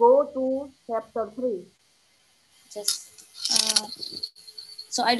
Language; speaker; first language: English; non-native, fluent; Indonesian